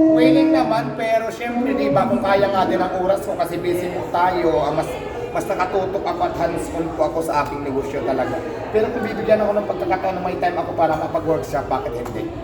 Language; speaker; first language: Filipino; non-native, local second language; Waray